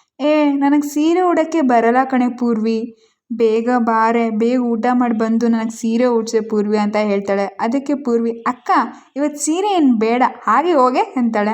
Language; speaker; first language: Kannada; native; Kannada